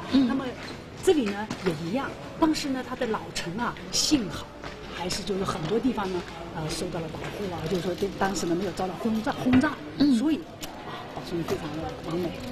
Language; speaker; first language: Chinese; native; Chinese